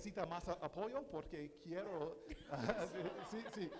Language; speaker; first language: Spanish; non-native, learner; English